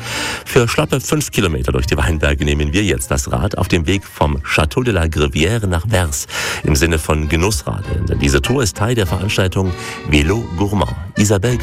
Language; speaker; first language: German; native; German